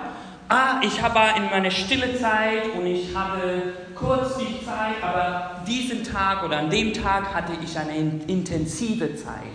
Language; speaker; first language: German; non-native, fluent; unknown